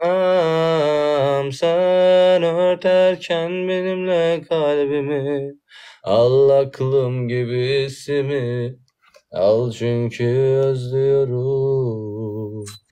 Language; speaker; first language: Turkish; native; Turkish